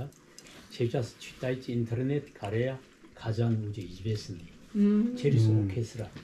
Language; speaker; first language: Russian; non-native, learner; Korean